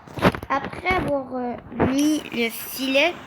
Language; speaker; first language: French; native; French